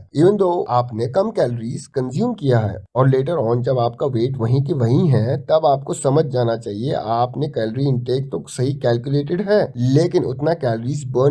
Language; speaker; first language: Hindi; native; Hindi